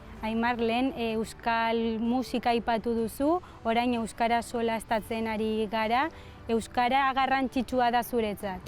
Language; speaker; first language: Basque; native; Basque